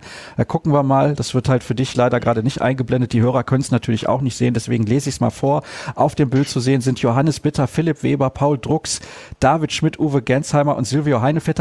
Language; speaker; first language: German; native; German